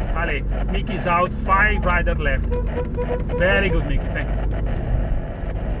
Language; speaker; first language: English; non-native, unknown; Italian